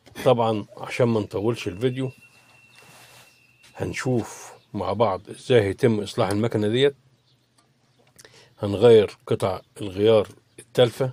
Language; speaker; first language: Arabic; native; Arabic